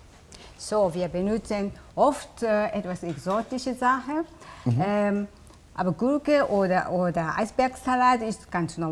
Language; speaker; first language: German; non-native, learner; Japanese